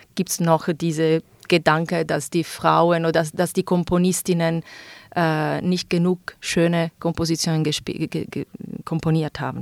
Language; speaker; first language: German; non-native, fluent; Italian